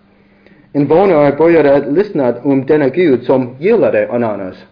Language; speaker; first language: Swedish; non-native, learner; English